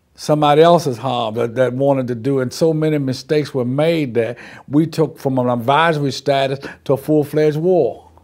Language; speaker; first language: English; native; English